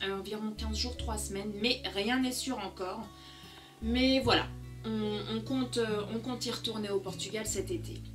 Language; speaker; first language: French; early bilingual, other home language; Portuguese